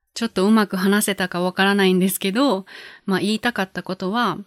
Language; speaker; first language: Japanese; native; Japanese